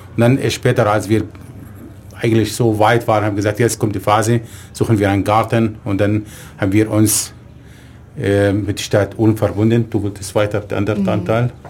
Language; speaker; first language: German; non-native, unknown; Arabic